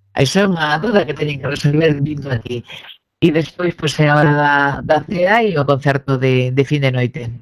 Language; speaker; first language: Galician; native; Galician